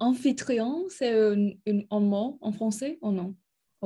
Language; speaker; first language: French; non-native, learner; Spanish